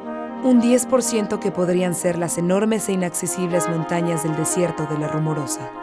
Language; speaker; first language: Spanish; native; Spanish